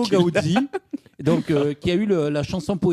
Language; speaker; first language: French; native; French